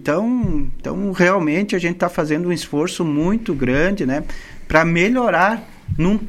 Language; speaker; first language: Portuguese; native; Portuguese